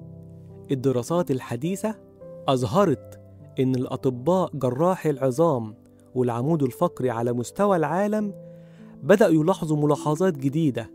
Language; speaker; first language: Arabic; native; Arabic